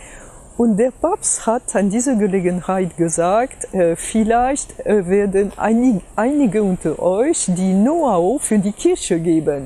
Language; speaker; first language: German; non-native, fluent; French